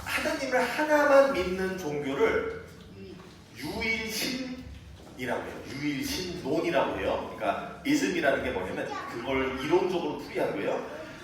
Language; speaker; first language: Korean; native; Korean